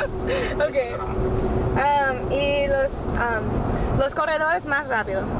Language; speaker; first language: Spanish; non-native, learner; English